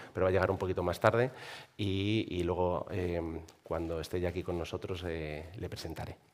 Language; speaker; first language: Spanish; native; Spanish